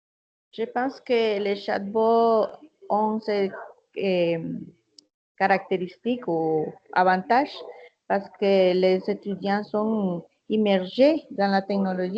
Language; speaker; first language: French; non-native, fluent; Spanish